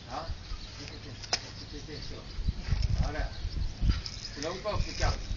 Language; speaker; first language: Swedish; native; Swedish